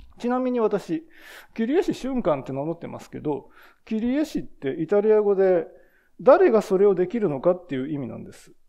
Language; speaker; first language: Japanese; native; Japanese